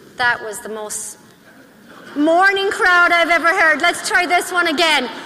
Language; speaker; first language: English; native; English